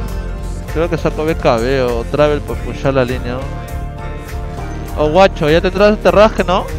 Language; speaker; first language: Spanish; native; Spanish